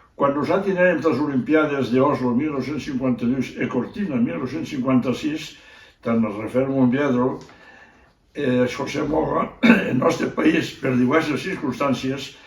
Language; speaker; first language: Catalan; non-native, local second language; Occitan